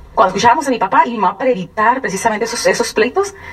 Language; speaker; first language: Spanish; native; Spanish